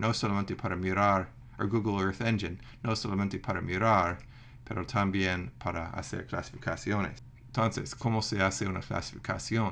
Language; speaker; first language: Spanish; non-native, fluent; English